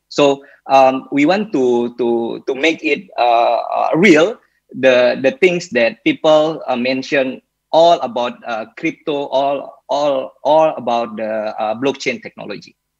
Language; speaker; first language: English; non-native, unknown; Indonesian